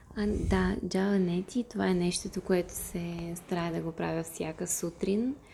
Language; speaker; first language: Bulgarian; non-native, fluent; Russian